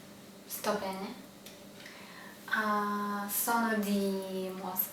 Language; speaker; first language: Italian; non-native, learner; Russian